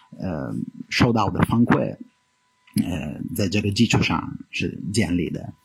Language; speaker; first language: Chinese; non-native, fluent; Italian